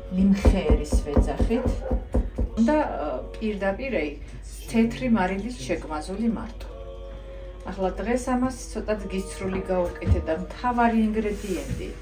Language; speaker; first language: Georgian; non-native, local second language; Svan